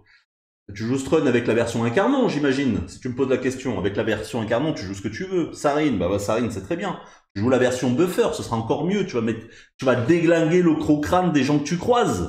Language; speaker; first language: French; native; French